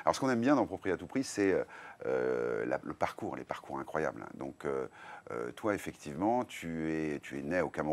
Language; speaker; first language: French; native; French